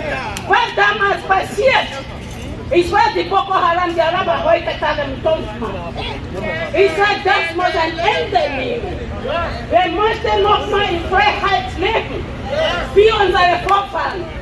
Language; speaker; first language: German; non-native, learner; Yoruba